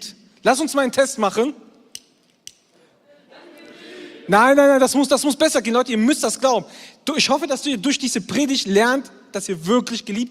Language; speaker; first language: German; native; German